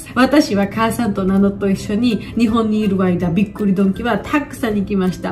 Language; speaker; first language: Japanese; non-native, learner; Georgian